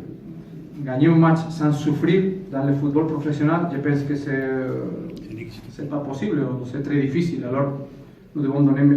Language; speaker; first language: French; non-native, fluent; Spanish